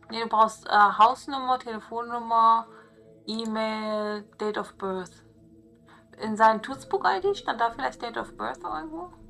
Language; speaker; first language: German; native; German